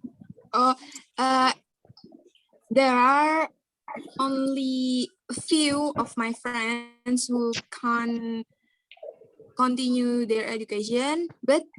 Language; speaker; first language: English; non-native, learner; Indonesian